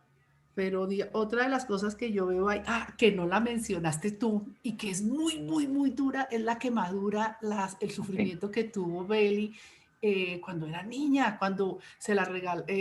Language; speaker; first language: Spanish; native; Spanish